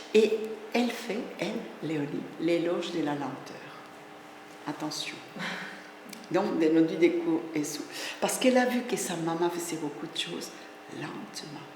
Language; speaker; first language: French; non-native, fluent; Spanish